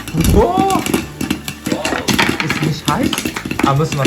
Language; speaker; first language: German; non-native, learner; Japanese